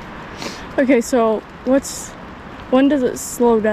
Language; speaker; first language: English; native; English